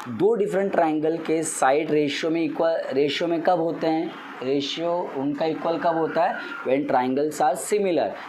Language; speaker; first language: Hindi; non-native, local second language; Marathi